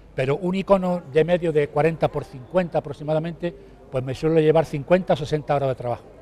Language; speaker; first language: Spanish; native; Spanish